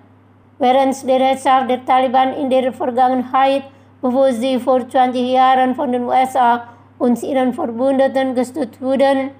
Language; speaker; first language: German; non-native, fluent; Indonesian